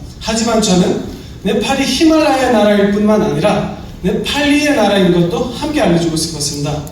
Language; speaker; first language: Korean; non-native, fluent; Nepali